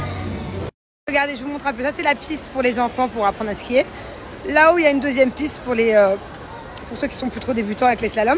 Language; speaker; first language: French; native; French